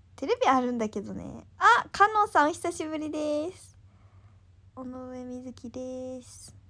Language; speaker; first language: Japanese; native; Japanese